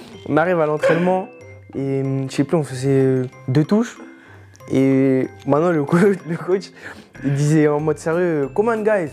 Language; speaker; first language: French; native; French